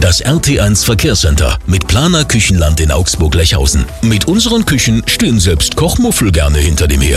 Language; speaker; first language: German; native; German